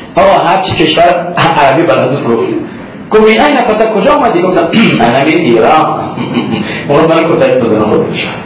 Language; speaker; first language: Persian; non-native, local second language; Azerbaijani